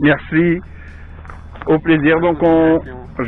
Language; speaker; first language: French; native; French